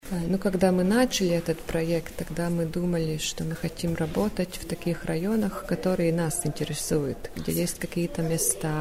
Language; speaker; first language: Russian; non-native, local second language; Latvian